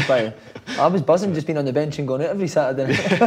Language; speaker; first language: English; native; English